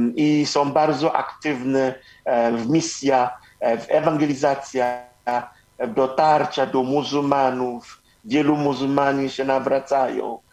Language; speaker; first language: Polish; non-native, fluent; Igbo